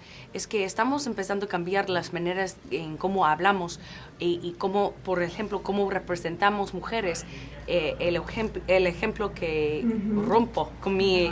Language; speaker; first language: Spanish; non-native, fluent; English